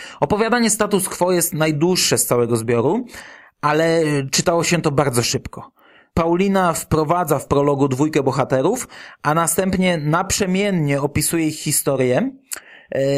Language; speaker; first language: Polish; native; Polish